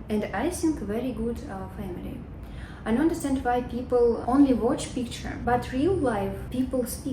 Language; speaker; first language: English; non-native, learner; Russian